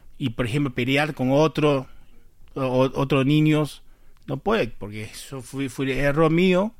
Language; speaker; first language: Spanish; non-native, learner; Chinese